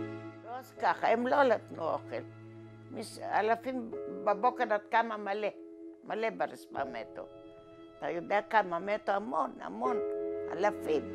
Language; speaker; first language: Hebrew; non-native, learner; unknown